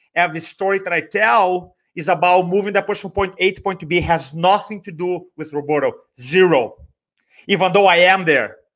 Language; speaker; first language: English; non-native, fluent; Portuguese